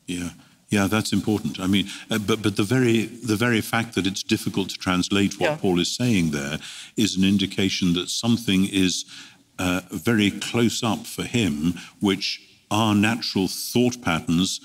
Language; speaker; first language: English; native; English